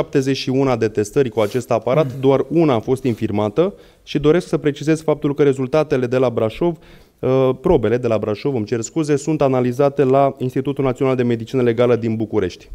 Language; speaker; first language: Romanian; native; Romanian